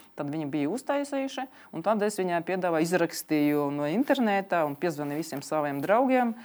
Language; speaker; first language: Latvian; non-native, local second language; Russian